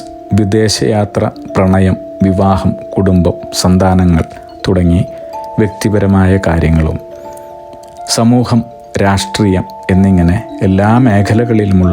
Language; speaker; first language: Malayalam; native; Malayalam